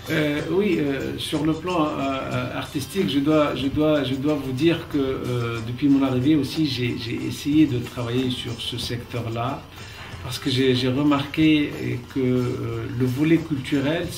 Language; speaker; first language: French; non-native, local second language; Arabic